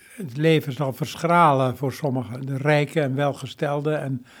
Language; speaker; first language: Dutch; native; Dutch